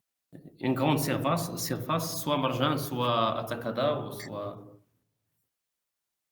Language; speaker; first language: French; non-native, learner; Arabic